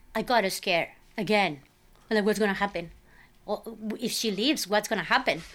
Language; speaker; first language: English; non-native, fluent; Spanish